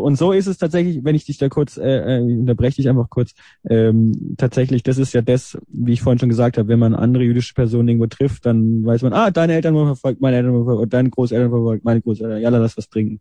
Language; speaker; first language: German; native; German